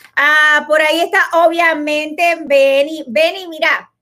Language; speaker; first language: Spanish; native; Spanish